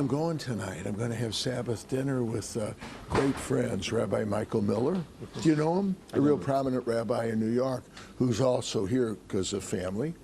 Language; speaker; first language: English; native; English